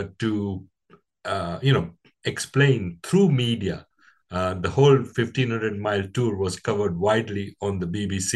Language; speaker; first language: English; non-native, local second language; Gujarati